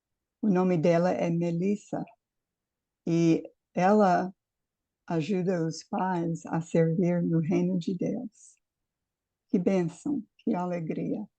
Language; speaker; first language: Portuguese; non-native, fluent; English